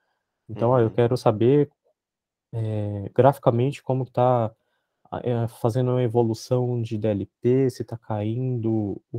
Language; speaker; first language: Portuguese; native; Portuguese